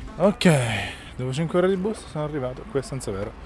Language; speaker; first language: Italian; native; Italian